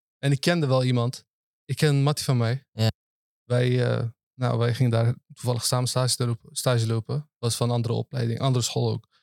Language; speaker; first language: Dutch; early bilingual, other home language; Turkish